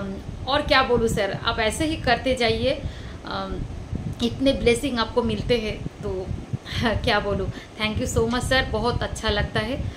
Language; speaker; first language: Hindi; non-native, local second language; Bangla